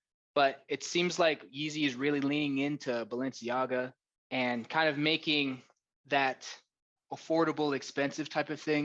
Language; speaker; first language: English; native; English